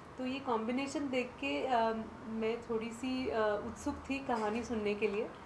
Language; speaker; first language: Hindi; non-native, local second language; Marathi